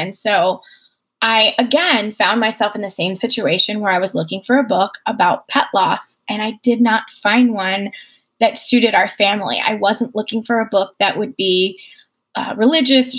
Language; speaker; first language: English; native; English